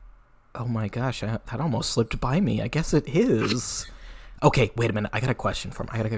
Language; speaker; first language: English; native; English